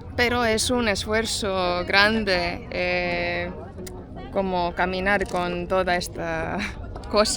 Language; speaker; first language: Spanish; non-native, fluent; Portuguese